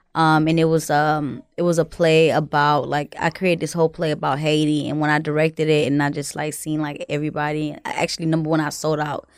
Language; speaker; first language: English; early bilingual, other home language; Haitian Creole